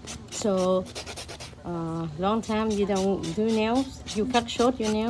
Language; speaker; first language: English; non-native, learner; Vietnamese